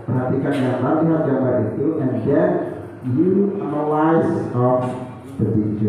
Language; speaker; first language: English; non-native, local second language; Indonesian